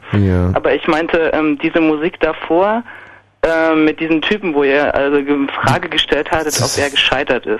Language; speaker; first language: German; native; German